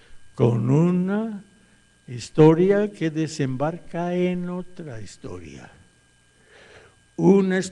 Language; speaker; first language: Spanish; non-native, fluent; English